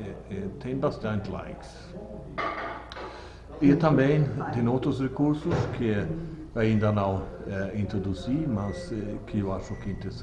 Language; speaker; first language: Portuguese; non-native, learner; Swedish